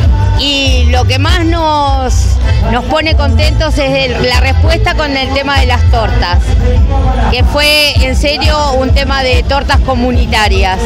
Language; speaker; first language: Spanish; native; Spanish